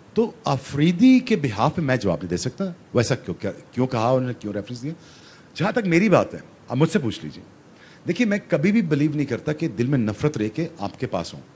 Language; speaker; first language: Urdu; non-native, local second language; Punjabi